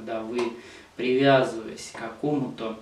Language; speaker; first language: Russian; native; Russian